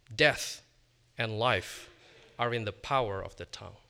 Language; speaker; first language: English; non-native, fluent; Indonesian